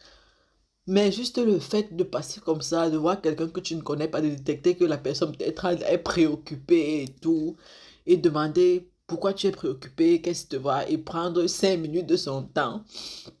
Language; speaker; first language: French; native; French